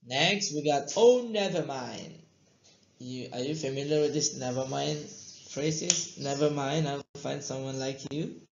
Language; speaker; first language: English; non-native, fluent; Indonesian